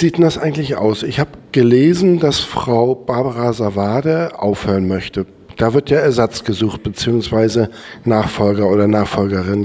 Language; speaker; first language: German; native; German